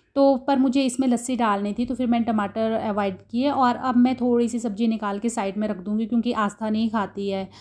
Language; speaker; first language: Hindi; non-native, local second language; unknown